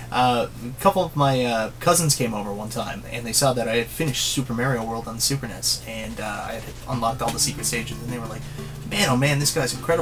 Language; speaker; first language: English; native; English